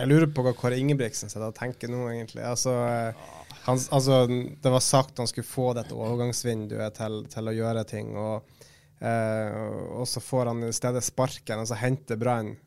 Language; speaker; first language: Norwegian; native; Norwegian